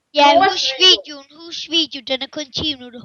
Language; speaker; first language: Danish; native; Danish